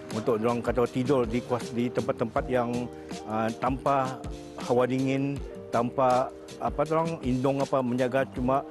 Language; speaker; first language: Malay; native; Malay